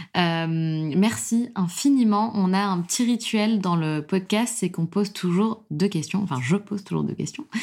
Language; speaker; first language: French; native; French